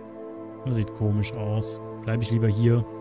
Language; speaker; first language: German; native; German